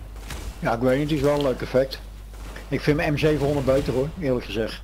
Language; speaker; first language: Dutch; native; Dutch